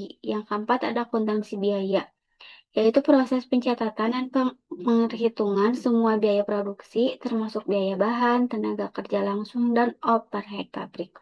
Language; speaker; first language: Indonesian; native; Indonesian